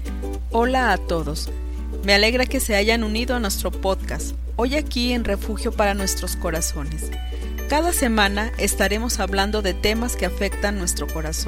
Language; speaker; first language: Spanish; native; Spanish